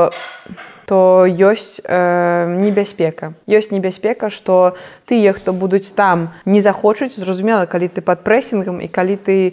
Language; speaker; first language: Belarusian; non-native, local second language; Russian